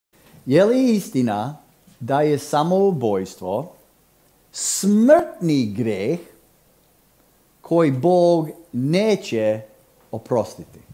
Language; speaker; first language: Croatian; non-native, fluent; English